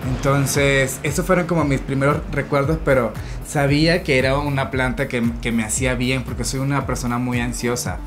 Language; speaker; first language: Spanish; native; Spanish